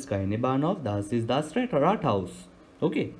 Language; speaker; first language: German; non-native, learner; Hindi